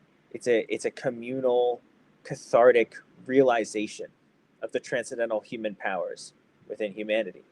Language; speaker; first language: English; native; English